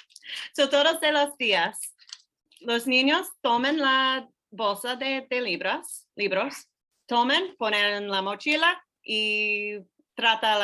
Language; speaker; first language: Spanish; non-native, learner; English